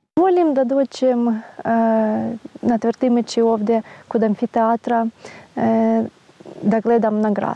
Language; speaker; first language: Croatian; non-native, fluent; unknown